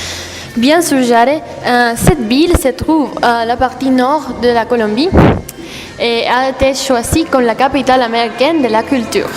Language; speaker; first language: French; non-native, learner; Spanish